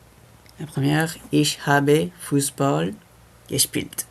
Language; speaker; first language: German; non-native, fluent; French